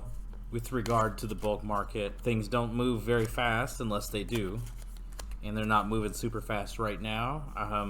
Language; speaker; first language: English; native; English